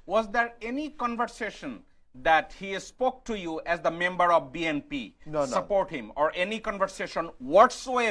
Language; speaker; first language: English; non-native, fluent; Bangla